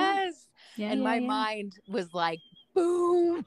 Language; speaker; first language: English; native; English